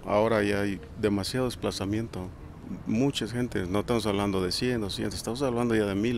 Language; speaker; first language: Spanish; native; Spanish